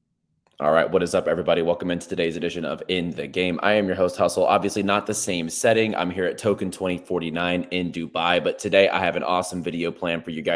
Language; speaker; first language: English; native; English